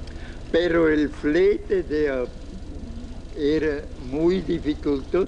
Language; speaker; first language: Spanish; non-native, fluent; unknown